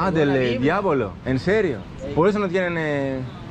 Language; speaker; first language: Spanish; non-native, fluent; Greek